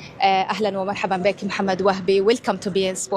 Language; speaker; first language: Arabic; native; Arabic